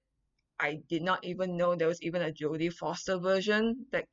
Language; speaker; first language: English; non-native, local second language; Chinese